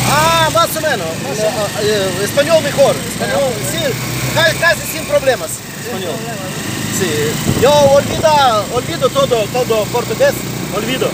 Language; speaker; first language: Spanish; non-native, learner; Russian